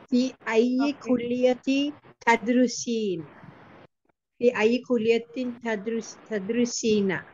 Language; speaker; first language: Arabic; non-native, learner; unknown